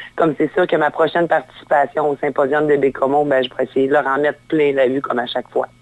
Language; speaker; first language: French; native; French